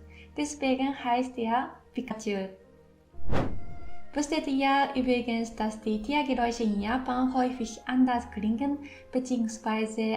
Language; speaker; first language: German; non-native, fluent; Japanese